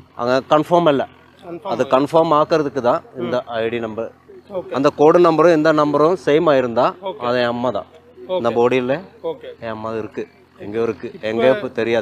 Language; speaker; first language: Tamil; non-native, learner; Malayalam